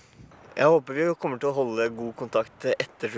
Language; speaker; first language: Norwegian; native; Norwegian